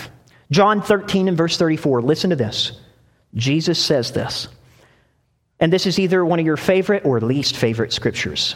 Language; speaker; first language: English; native; English